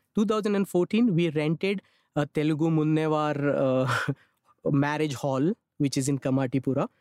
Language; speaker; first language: English; non-native, local second language; Marathi